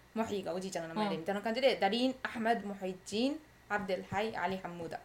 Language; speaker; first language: Japanese; early bilingual, heritage; Japanese